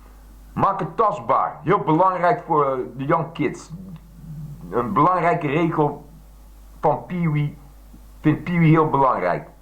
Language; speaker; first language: Dutch; native; Dutch